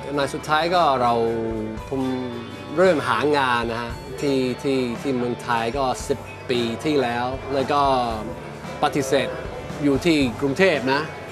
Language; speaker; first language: Thai; non-native, fluent; English